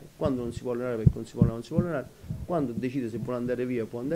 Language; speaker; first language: Italian; native; Italian